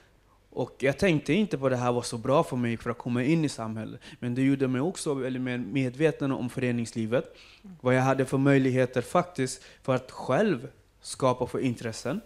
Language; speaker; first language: Swedish; non-native, fluent; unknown